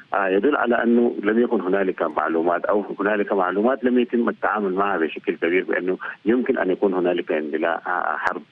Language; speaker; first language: Arabic; native; Arabic